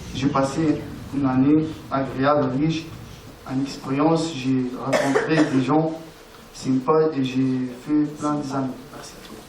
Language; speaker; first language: French; non-native, local second language; Arabic